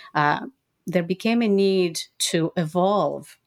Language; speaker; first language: English; non-native, fluent; Russian